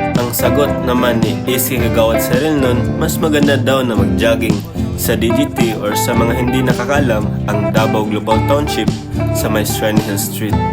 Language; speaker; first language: Filipino; non-native, local second language; Cebuano